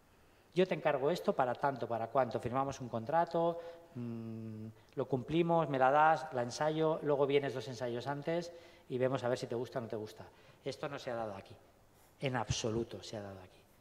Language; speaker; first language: Spanish; native; Spanish